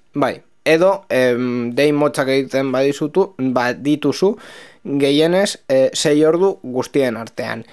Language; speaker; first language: Basque; non-native, local second language; Spanish